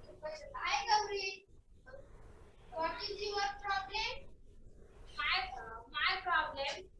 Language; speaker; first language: English; non-native, learner; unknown